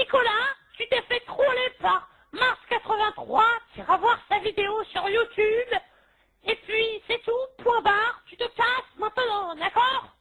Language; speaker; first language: French; native; French